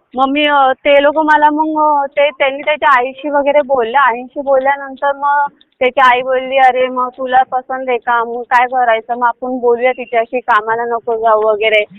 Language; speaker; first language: Marathi; native; Marathi